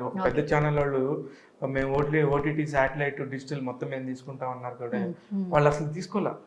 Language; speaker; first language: Telugu; native; Telugu